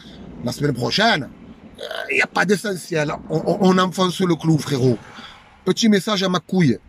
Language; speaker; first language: French; native; French